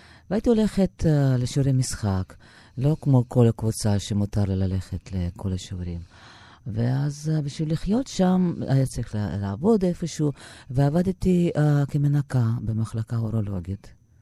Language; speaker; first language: Hebrew; non-native, fluent; Russian